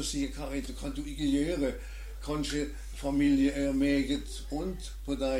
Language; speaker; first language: Swedish; non-native, learner; German